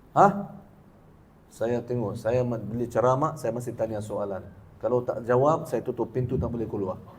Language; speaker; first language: Malay; non-native, learner; Arabic